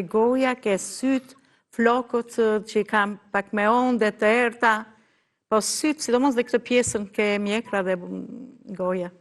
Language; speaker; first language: Albanian; native; Albanian